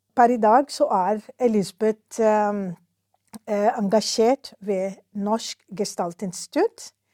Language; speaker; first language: Norwegian; non-native, fluent; Urdu